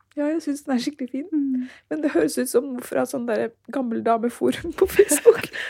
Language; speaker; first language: Norwegian; early bilingual, other home language; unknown